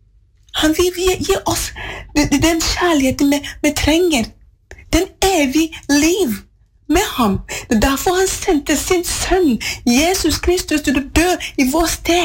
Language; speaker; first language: Swedish; non-native, fluent; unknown